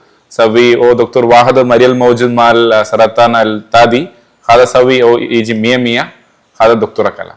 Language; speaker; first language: Arabic; non-native, learner; Malayalam